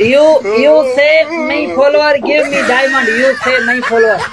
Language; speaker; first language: English; non-native, learner; Urdu